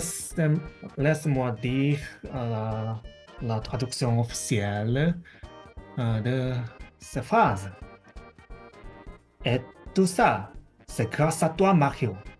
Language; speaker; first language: French; non-native, fluent; Japanese